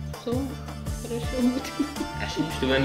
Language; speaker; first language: Russian; non-native, learner; Arabic